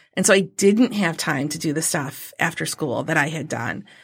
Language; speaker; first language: English; native; English